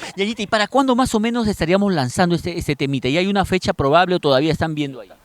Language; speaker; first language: Spanish; native; Spanish